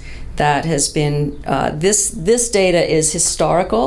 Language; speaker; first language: English; native; English